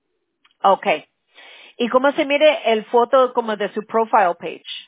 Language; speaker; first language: Spanish; non-native, local second language; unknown